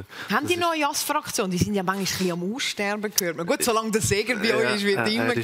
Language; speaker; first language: German; native; German